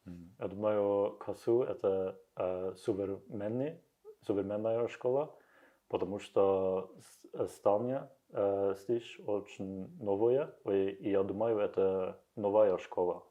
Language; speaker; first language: Russian; non-native, learner; Norwegian